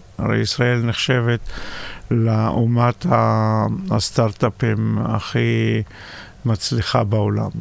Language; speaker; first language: Hebrew; non-native, local second language; Arabic